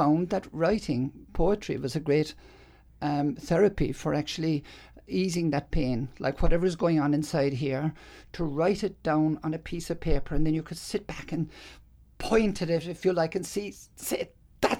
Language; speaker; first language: English; native; English